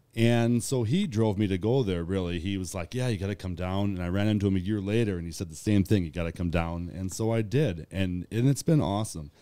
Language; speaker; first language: English; native; English